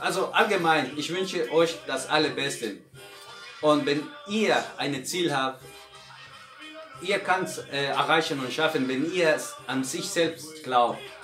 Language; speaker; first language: German; non-native, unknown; Spanish